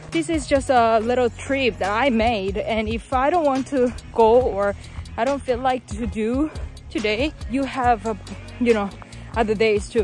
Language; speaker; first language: English; non-native, fluent; Korean